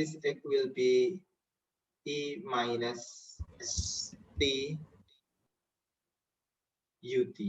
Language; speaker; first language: English; non-native, fluent; Indonesian